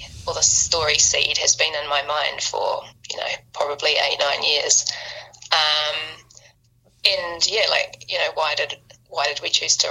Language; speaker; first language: English; native; English